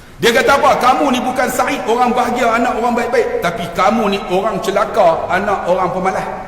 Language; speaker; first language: Malay; native; Malay